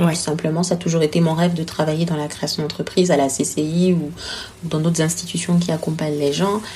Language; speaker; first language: French; non-native, local second language; Lingala